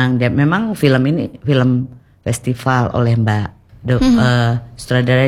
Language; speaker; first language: Indonesian; non-native, local second language; Javanese